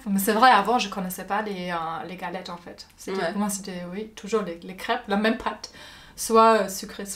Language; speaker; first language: French; non-native, fluent; German